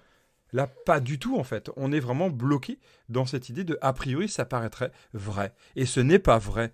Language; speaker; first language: French; native; French